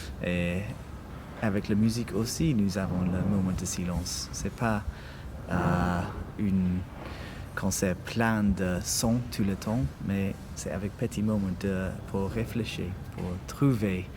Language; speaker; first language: French; non-native, learner; English